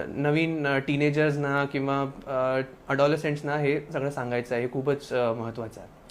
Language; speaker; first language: Marathi; non-native, local second language; Sindhi